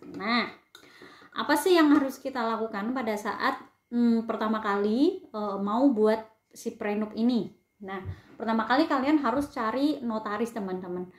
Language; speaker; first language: Indonesian; native; Indonesian